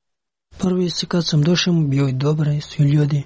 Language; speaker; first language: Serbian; non-native, learner; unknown